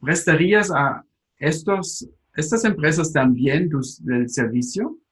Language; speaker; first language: Spanish; non-native, fluent; German